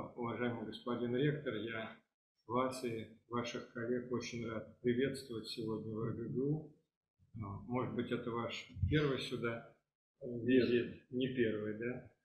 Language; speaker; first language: Russian; native; Russian